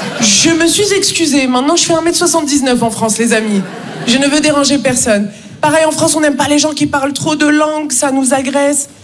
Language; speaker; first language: French; native; French